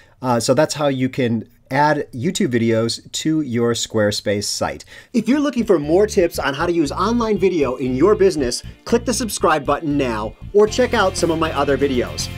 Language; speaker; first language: English; native; English